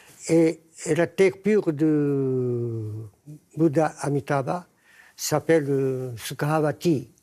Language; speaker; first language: French; non-native, fluent; Japanese